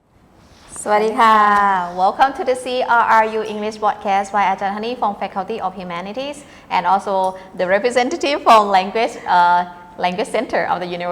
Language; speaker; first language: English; non-native, fluent; Thai